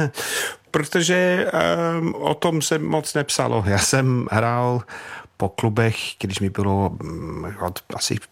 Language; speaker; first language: Czech; non-native, fluent; English